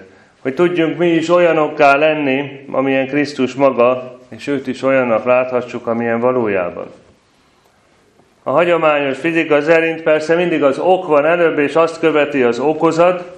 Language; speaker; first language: Hungarian; native; Hungarian